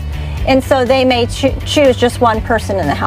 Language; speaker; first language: English; native; English